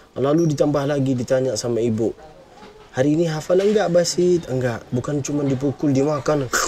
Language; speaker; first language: Indonesian; non-native, fluent; Arabic